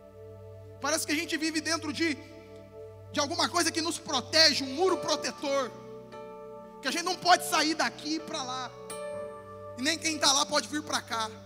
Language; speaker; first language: Portuguese; native; Portuguese